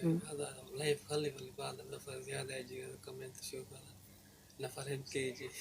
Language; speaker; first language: Arabic; non-native, learner; Oromo